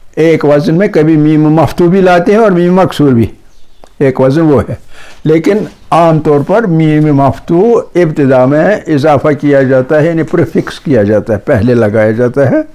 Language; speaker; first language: Urdu; native; Urdu